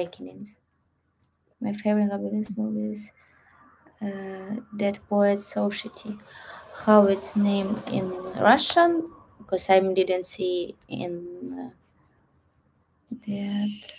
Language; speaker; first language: English; non-native, learner; Russian